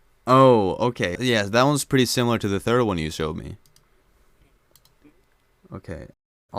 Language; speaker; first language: English; native; English